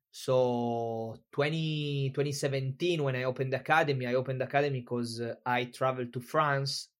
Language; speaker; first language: English; non-native, fluent; Italian